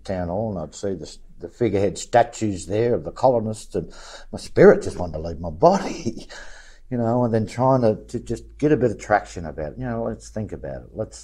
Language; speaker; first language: English; native; English